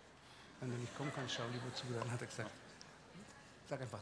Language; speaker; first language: Turkish; native; Turkish